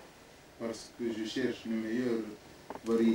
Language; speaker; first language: French; non-native, local second language; Arabic